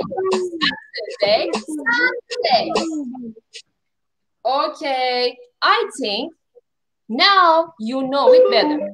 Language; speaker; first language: English; non-native, fluent; Turkish